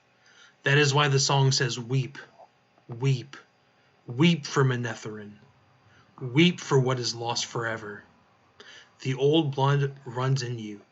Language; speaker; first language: English; native; English